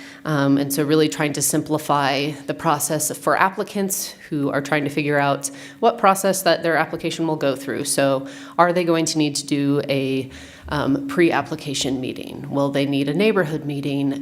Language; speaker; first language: English; native; English